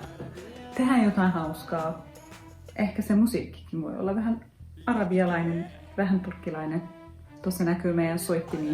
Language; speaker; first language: Finnish; non-native, fluent; Turkish